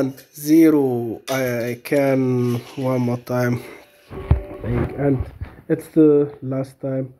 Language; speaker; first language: English; non-native, learner; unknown